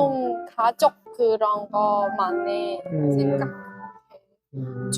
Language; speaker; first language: Korean; non-native, learner; Vietnamese